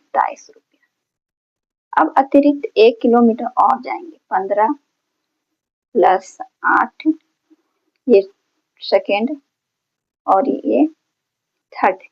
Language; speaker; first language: Hindi; native; Hindi